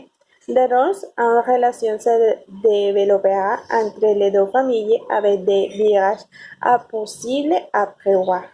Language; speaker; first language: French; non-native, learner; Spanish